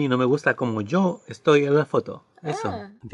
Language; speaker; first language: Spanish; non-native, learner; French